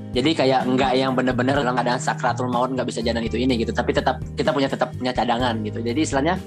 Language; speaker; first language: Indonesian; native; Indonesian